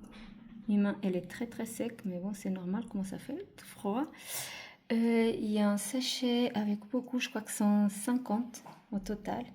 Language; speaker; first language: French; non-native, fluent; Portuguese